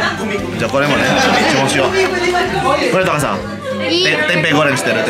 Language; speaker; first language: Japanese; non-native, fluent; Indonesian